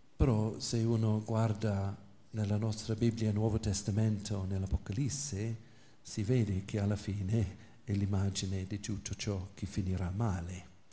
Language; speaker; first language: Italian; non-native, fluent; English